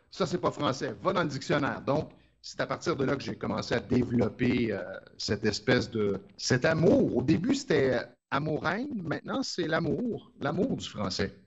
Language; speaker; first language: French; native; French